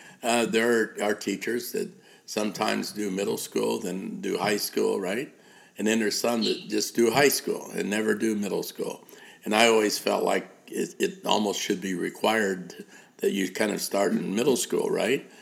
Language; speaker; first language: English; native; English